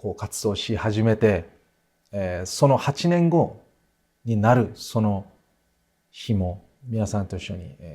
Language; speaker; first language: Japanese; non-native, fluent; Korean